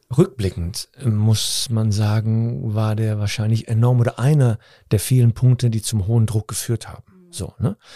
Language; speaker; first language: German; early bilingual, other home language; Turkish